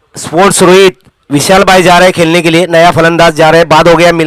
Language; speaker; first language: Hindi; non-native, local second language; Marathi